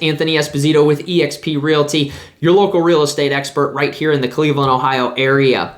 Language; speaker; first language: English; native; English